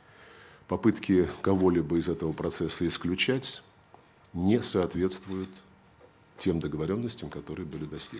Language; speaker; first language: Russian; native; Russian